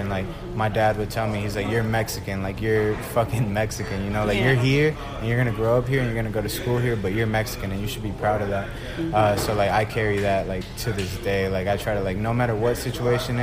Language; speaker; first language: English; early bilingual, other home language; Spanish